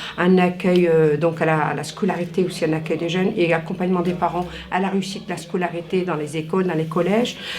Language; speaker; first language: French; native; French